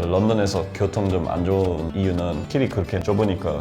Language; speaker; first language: Korean; non-native, fluent; English